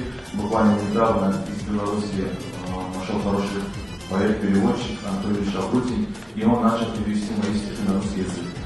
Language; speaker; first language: Russian; non-native, local second language; Lezghian